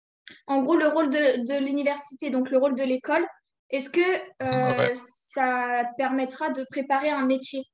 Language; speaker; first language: French; native; French